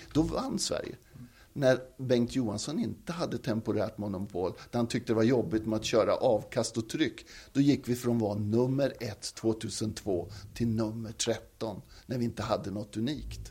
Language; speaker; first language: Swedish; native; Swedish